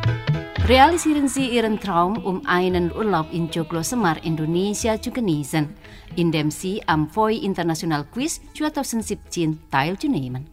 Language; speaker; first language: German; non-native, fluent; Indonesian